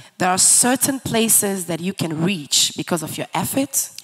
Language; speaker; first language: English; early bilingual, other home language; Lingala